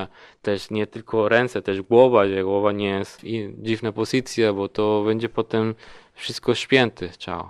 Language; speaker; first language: Polish; non-native, learner; Spanish